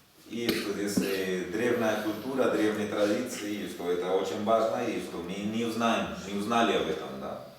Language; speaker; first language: Russian; non-native, learner; Spanish